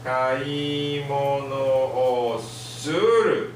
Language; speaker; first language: Japanese; non-native, learner; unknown